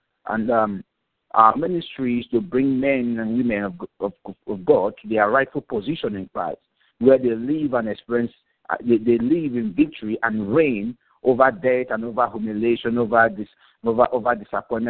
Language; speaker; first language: English; non-native, local second language; Yoruba